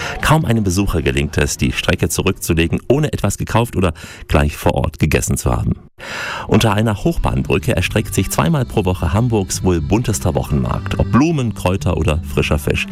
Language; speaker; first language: German; native; German